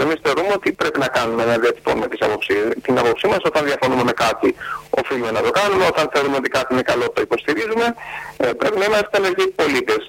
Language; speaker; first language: Greek; native; Greek